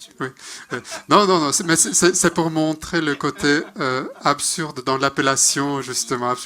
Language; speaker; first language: French; non-native, fluent; Norwegian